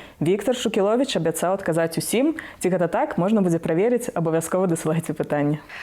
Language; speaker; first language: Belarusian; non-native, local second language; Russian